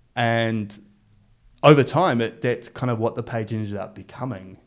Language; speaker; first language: English; native; English